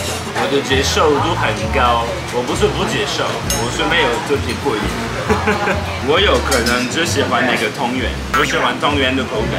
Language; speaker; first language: Chinese; non-native, fluent; French